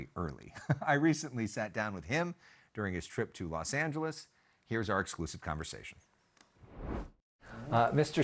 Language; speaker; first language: English; native; English